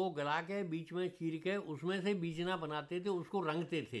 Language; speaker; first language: Hindi; native; Hindi